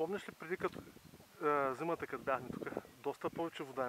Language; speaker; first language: Bulgarian; native; Bulgarian